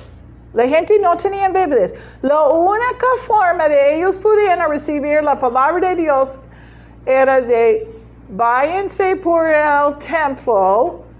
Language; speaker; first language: Spanish; non-native, learner; English